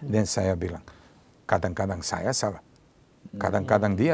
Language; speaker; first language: Indonesian; non-native, learner; Serbian